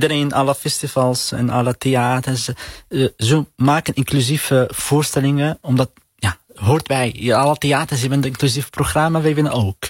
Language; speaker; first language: Dutch; non-native, learner; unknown